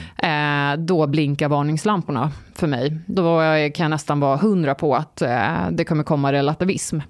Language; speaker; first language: Swedish; early bilingual, other home language; Turkish